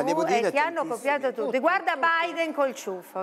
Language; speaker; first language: Italian; native; Italian